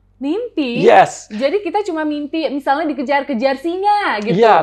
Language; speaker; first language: Indonesian; native; Indonesian